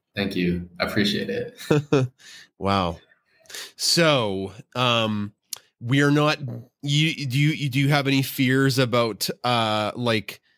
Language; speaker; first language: English; native; English